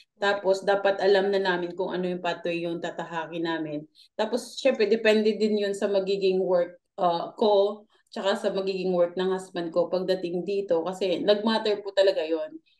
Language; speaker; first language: Filipino; non-native, local second language; Hiligaynon